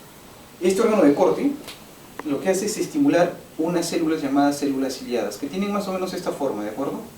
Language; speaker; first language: Spanish; native; Spanish